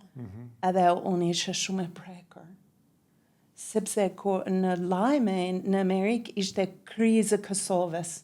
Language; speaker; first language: Albanian; non-native, learner; English